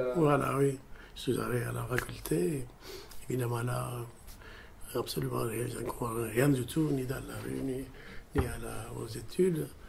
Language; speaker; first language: French; non-native, fluent; Amharic